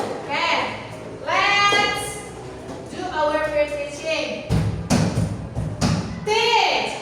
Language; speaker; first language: English; non-native, learner; Indonesian